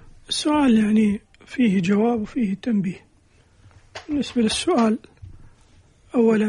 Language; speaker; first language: Arabic; native; Arabic